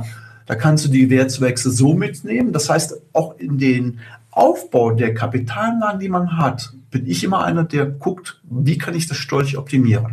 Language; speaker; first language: German; native; German